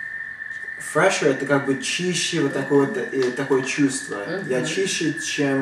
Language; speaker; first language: Russian; early bilingual, heritage; Russian